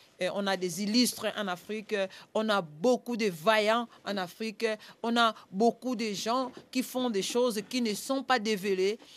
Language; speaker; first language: French; non-native, local second language; Lingala